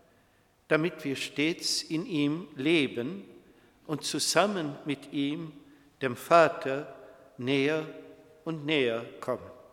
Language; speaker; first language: German; non-native, fluent; Swedish